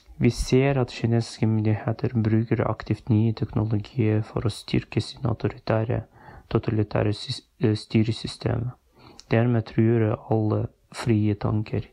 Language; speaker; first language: Norwegian; non-native, fluent; Uyghur